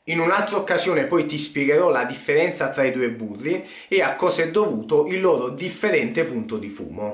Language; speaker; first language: Italian; native; Italian